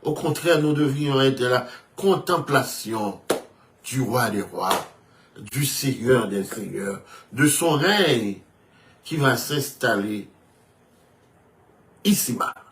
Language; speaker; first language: French; non-native, local second language; Haitian Creole